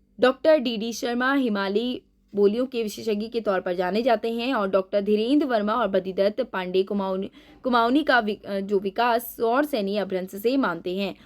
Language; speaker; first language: Hindi; native; Hindi